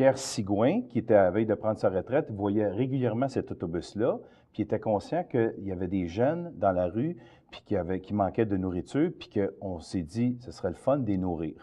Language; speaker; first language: French; native; French